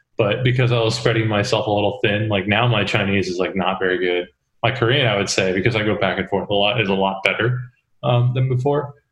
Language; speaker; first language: English; early bilingual, other home language; Korean